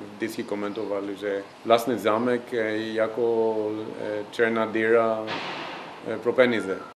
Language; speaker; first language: Czech; non-native, learner; Greek